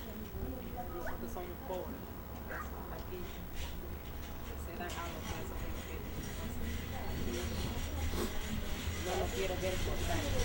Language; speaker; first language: Spanish; non-native, local second language; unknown